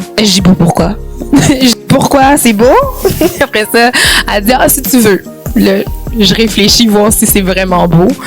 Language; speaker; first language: French; native; French